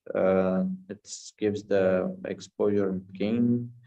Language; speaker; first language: English; non-native, fluent; Armenian